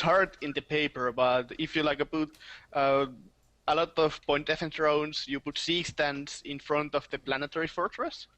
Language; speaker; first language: English; non-native, fluent; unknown